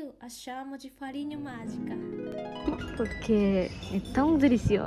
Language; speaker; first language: Portuguese; non-native, learner; Japanese